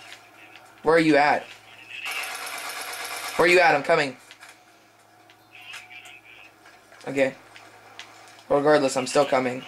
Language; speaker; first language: English; native; English